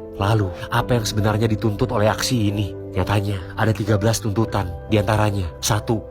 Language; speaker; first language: Indonesian; native; Indonesian